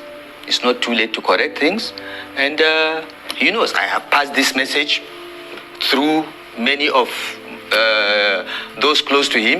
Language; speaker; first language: English; non-native, local second language; Hausa